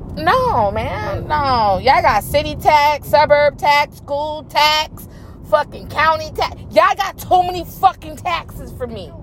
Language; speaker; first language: English; native; English